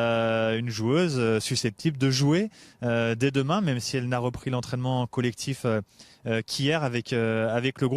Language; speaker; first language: French; native; French